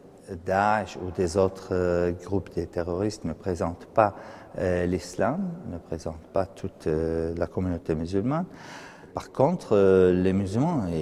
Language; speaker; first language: French; non-native, fluent; Arabic